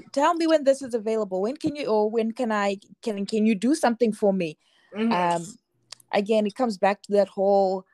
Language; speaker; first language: English; non-native, local second language; Shona